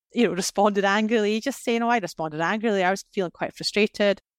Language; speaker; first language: English; native; English